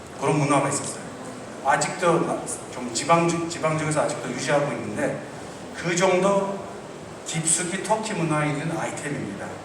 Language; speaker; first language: Korean; non-native, fluent; Turkish